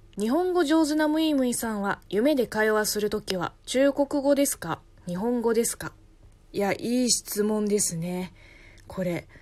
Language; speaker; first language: Japanese; non-native, fluent; Chinese